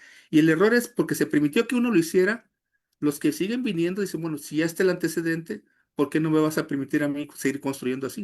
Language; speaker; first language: Spanish; native; Spanish